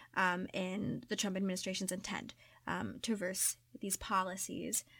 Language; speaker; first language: English; native; English